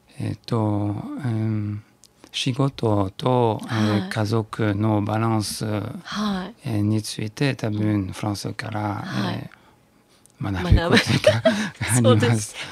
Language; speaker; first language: Japanese; non-native, learner; French